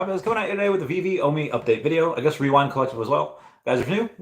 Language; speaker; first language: English; native; English